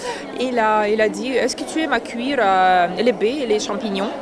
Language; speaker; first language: French; non-native, learner; Russian